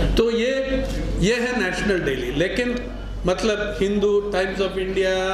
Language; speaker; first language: Hindi; non-native, local second language; Telugu